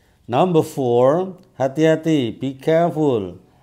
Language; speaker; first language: English; non-native, fluent; Indonesian